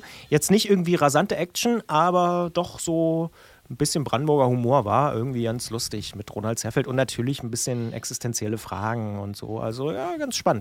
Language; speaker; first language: German; native; German